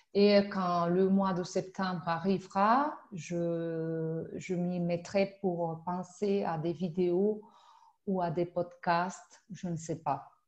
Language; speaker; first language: French; non-native, fluent; Spanish